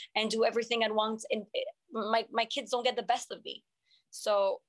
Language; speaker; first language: English; non-native, fluent; French